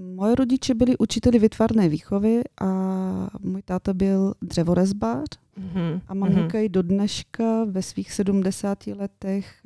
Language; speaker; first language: Czech; non-native, fluent; Bulgarian